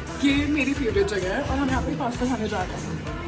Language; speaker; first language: Hindi; native; Hindi